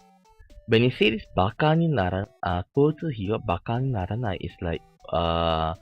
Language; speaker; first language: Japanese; non-native, fluent; Malay